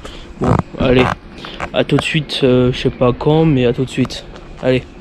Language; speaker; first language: French; native; French